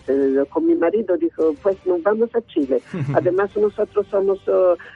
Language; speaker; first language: Spanish; non-native, learner; Italian